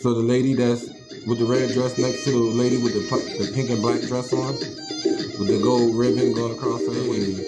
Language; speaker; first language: English; native; English